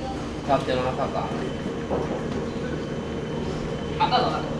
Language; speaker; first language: Japanese; native; Japanese